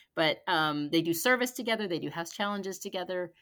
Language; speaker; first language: English; native; English